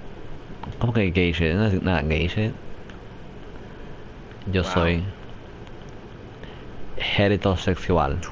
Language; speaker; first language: Spanish; early bilingual, heritage; English